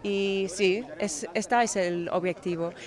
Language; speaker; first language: Spanish; non-native, fluent; English